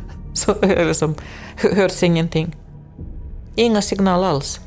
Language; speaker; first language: Swedish; non-native, fluent; Russian